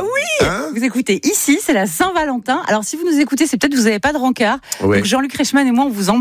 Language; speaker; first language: French; native; French